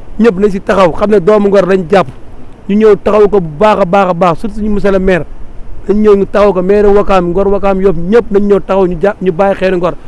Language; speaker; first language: Wolof; native; Wolof